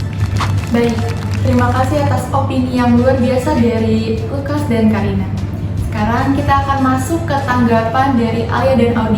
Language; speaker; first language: Indonesian; native; Indonesian